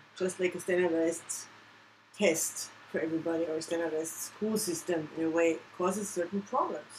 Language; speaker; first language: English; non-native, fluent; German